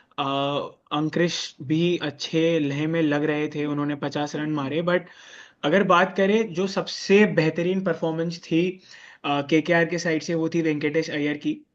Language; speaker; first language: Hindi; native; Hindi